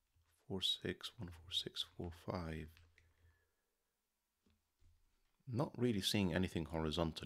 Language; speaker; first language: English; native; English